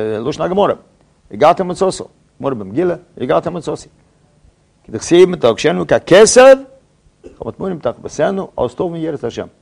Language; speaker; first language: Hebrew; non-native, fluent; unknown